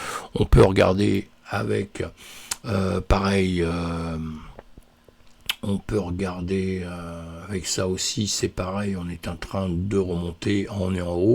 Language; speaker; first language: French; native; French